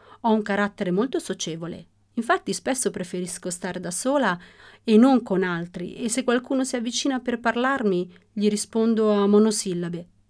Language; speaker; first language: Italian; early bilingual, other home language; Russian